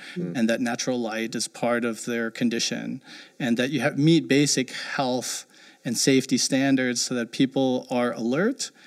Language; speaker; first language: English; early bilingual, heritage; German